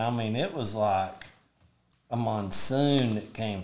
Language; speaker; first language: English; native; English